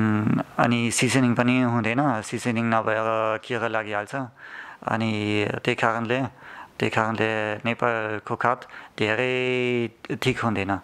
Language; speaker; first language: Nepali; non-native, learner; German